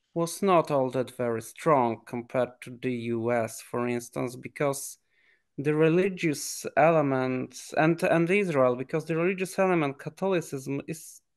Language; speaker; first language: English; non-native, fluent; Polish